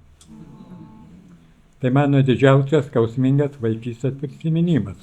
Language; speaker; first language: Lithuanian; native; Lithuanian